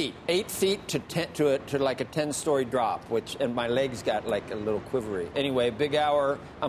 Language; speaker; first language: English; native; English